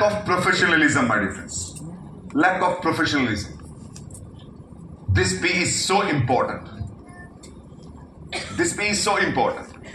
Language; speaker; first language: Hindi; non-native, local second language; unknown